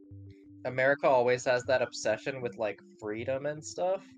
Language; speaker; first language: English; non-native, local second language; Cantonese